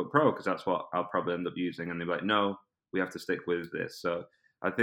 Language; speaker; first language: English; native; English